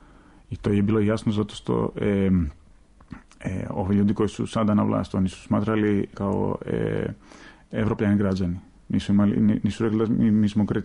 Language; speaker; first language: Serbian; non-native, fluent; Greek